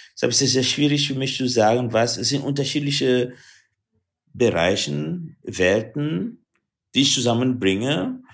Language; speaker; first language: German; non-native, fluent; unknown